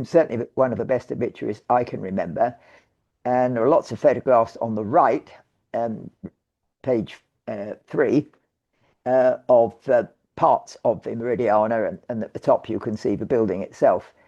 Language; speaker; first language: English; native; English